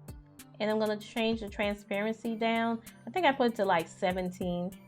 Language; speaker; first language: English; native; English